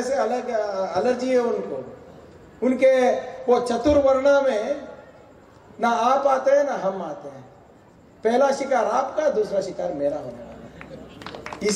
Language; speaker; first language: Hindi; non-native, local second language; Kannada